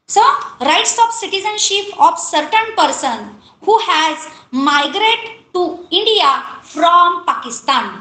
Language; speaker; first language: English; non-native, local second language; Marathi